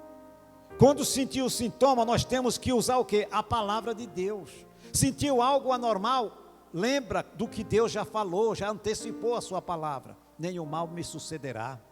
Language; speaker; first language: Portuguese; native; Portuguese